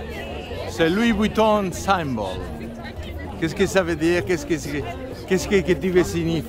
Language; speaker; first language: French; non-native, learner; Italian